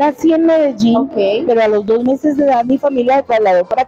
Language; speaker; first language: Spanish; native; Spanish